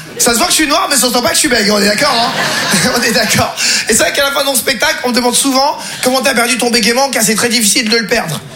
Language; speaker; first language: French; native; French